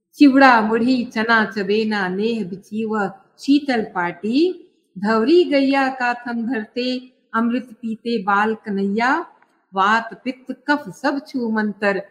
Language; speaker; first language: Hindi; native; Hindi